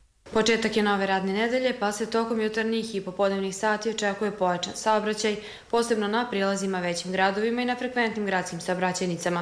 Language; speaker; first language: Serbian; native; Serbian